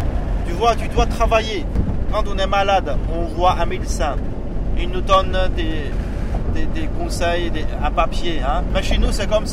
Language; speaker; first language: French; non-native, fluent; Chinese